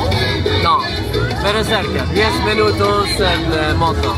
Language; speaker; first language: Spanish; non-native, fluent; Swedish